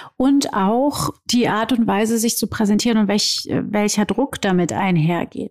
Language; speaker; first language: German; early bilingual, other home language; Portuguese